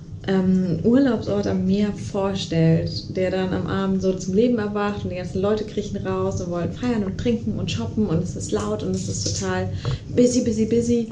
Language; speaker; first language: German; native; German